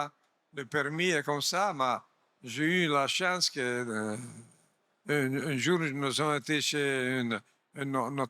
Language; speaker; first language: French; non-native, fluent; Italian